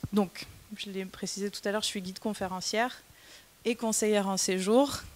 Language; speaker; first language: French; native; French